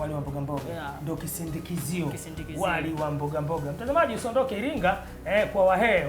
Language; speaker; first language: Swahili; native; Swahili